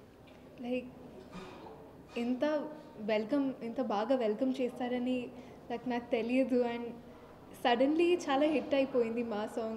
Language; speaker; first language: Telugu; non-native, fluent; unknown